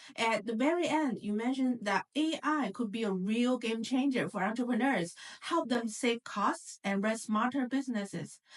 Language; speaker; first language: English; non-native, fluent; Chinese